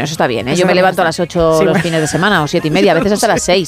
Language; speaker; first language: Spanish; native; Spanish